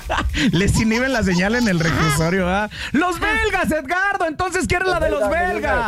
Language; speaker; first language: Spanish; native; Spanish